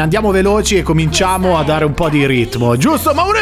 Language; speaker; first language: Italian; native; Italian